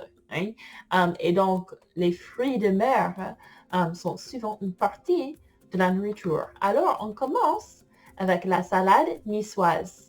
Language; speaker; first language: French; non-native, fluent; English